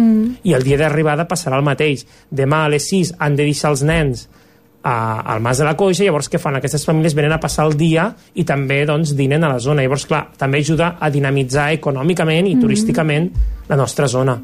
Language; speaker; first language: Catalan; native; Catalan